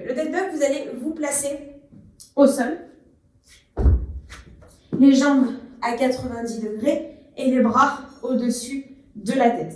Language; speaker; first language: French; native; French